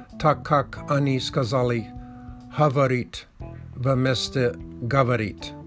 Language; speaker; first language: Russian; non-native, learner; English